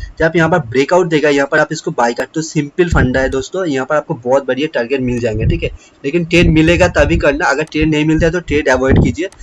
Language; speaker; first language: Hindi; non-native, local second language; Bangla